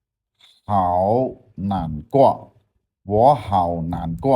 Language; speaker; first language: Chinese; non-native, learner; Khmer